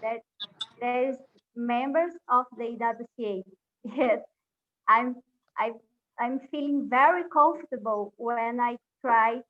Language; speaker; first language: English; non-native, learner; Portuguese